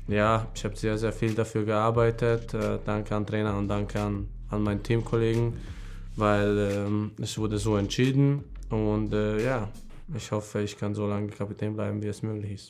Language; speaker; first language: German; non-native, fluent; Hungarian